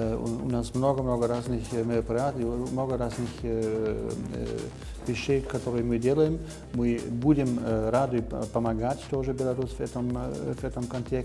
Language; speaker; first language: Russian; non-native, fluent; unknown